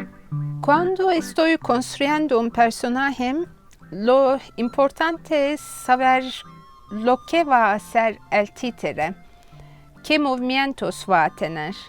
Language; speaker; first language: Spanish; non-native, fluent; Turkish